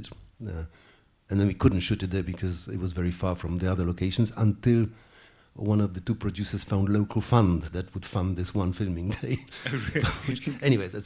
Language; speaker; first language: English; non-native, fluent; Polish